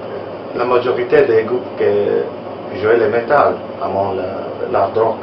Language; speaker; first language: French; non-native, learner; Italian